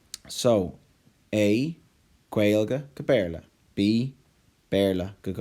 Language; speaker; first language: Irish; non-native, local second language; English